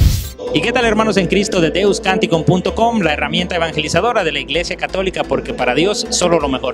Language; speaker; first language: Spanish; native; Spanish